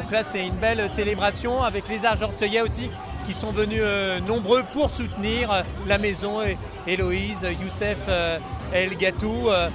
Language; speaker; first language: French; native; French